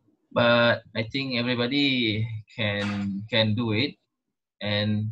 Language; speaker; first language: English; non-native, local second language; Malay